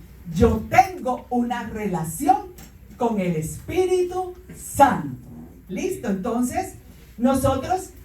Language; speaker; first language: Spanish; native; Spanish